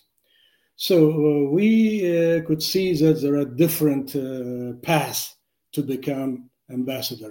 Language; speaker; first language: English; non-native, fluent; Uzbek